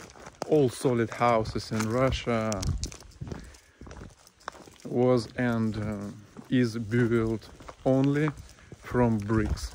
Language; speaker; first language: English; non-native, learner; Russian